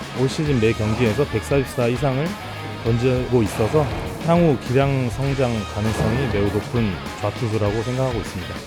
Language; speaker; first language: Korean; native; Korean